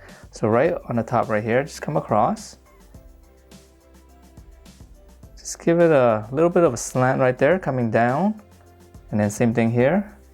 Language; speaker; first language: English; native; English